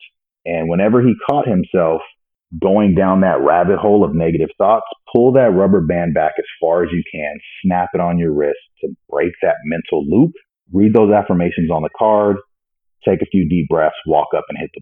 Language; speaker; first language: English; native; English